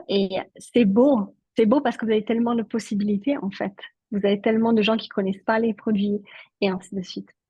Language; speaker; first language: French; non-native, local second language; Italian